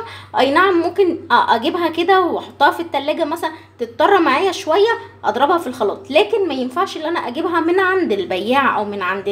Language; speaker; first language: Arabic; native; Arabic